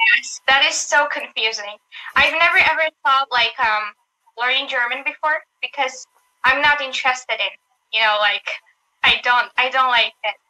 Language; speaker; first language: English; non-native, learner; Turkish